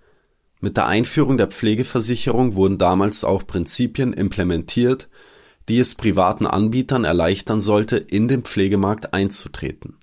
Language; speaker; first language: German; native; German